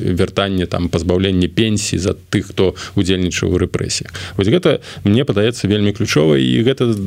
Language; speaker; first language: Belarusian; non-native, local second language; Russian